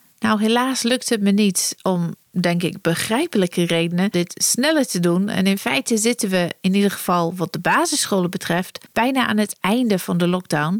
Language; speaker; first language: Dutch; non-native, fluent; English